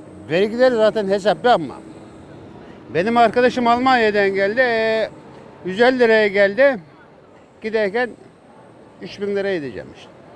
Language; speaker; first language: Turkish; native; Turkish